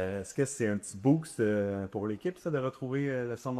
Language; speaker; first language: French; native; French